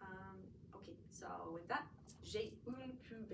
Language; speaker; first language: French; non-native, fluent; English